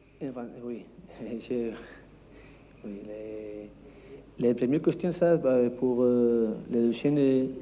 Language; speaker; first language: French; non-native, learner; Spanish